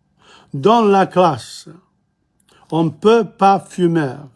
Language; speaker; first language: French; non-native, fluent; English